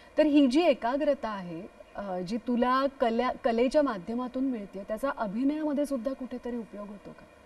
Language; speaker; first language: Marathi; native; Marathi